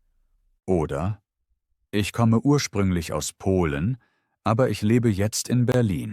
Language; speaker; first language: German; native; German